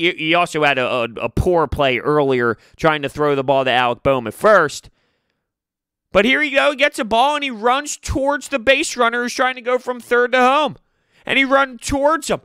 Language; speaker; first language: English; native; English